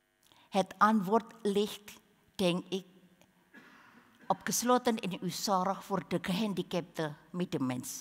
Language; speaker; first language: Dutch; non-native, learner; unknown